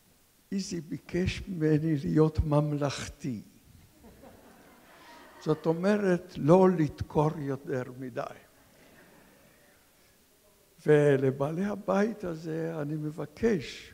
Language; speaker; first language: Hebrew; non-native, fluent; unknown